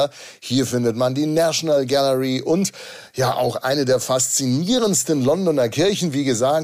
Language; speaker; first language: German; native; German